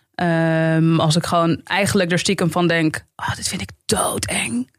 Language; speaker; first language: Dutch; native; Dutch